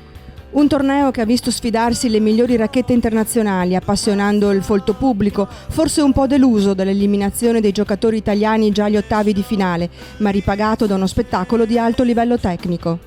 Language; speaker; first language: Italian; native; Italian